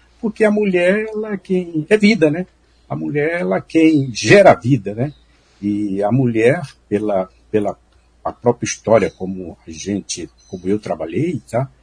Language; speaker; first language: Portuguese; native; Portuguese